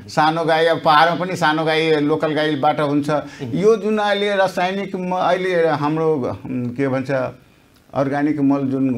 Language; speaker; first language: Nepali; non-native, local second language; Maithili